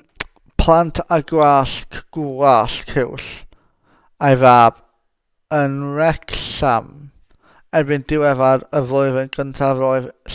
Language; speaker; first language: Welsh; non-native, local second language; English